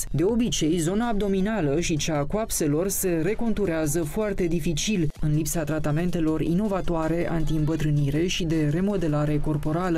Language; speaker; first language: Romanian; native; Romanian